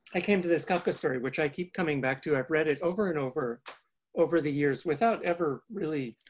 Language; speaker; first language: English; native; English